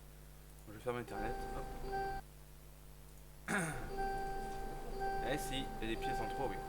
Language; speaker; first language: French; native; French